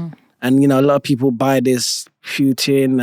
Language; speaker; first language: English; native; English